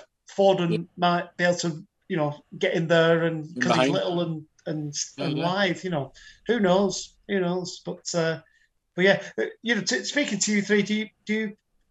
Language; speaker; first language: English; native; English